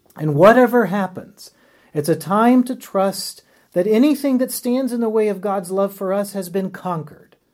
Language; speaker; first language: English; native; English